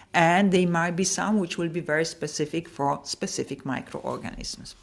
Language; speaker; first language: English; non-native, fluent; Polish